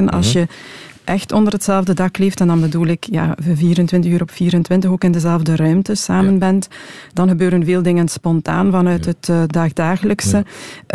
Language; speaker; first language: Dutch; native; Dutch